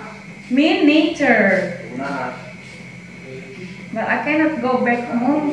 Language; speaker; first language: English; non-native, fluent; Indonesian